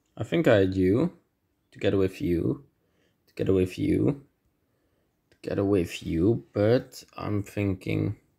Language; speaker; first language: English; non-native, fluent; Dutch